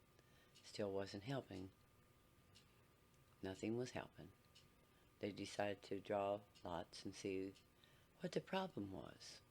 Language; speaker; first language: English; native; English